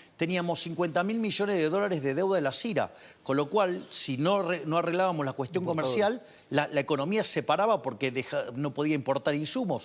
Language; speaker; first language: Spanish; native; Spanish